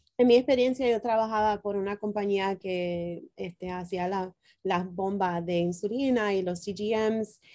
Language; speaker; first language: Spanish; early bilingual, heritage; Spanish